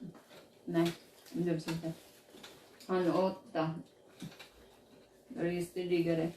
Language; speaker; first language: Swedish; non-native, learner; Filipino